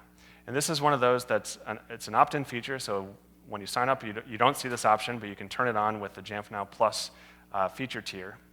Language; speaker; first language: English; native; English